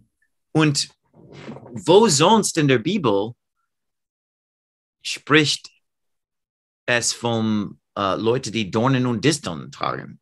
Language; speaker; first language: German; non-native, fluent; English